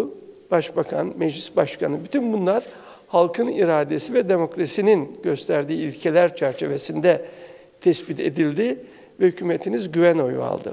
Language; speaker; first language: Turkish; native; Turkish